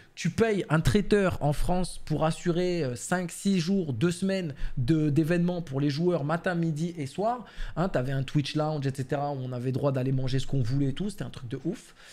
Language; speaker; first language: French; native; French